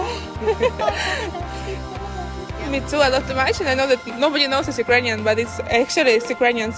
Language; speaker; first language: English; non-native, learner; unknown